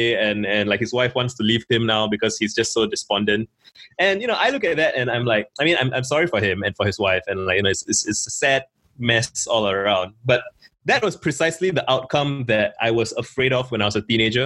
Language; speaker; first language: English; native; English